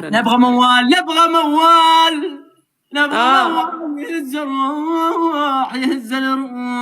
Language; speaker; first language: Arabic; native; Arabic